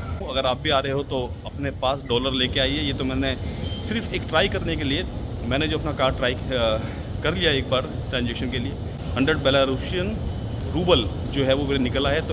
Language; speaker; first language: Hindi; native; Hindi